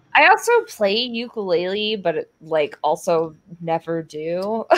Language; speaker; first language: English; native; English